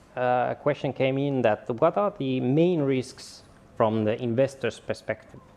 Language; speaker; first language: English; non-native, fluent; Finnish